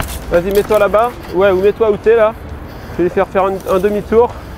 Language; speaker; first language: French; native; French